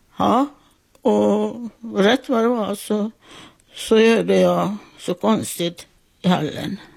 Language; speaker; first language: Swedish; non-native, fluent; Italian